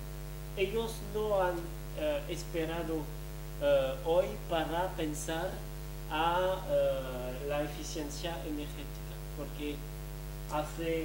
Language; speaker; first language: Spanish; non-native, fluent; French